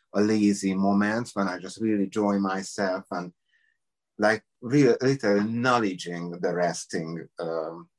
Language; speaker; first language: English; non-native, learner; Hungarian